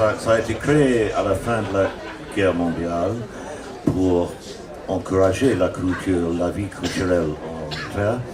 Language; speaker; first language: French; non-native, fluent; English